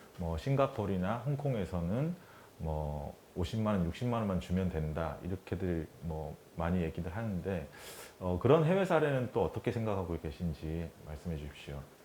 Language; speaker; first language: Korean; native; Korean